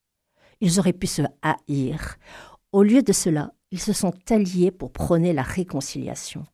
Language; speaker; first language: French; native; French